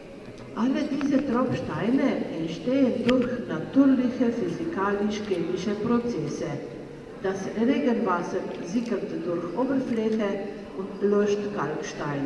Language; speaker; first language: German; non-native, fluent; Slovenian